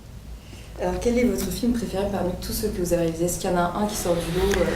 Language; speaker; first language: French; native; French